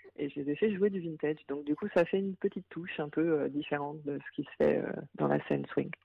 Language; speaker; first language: French; native; French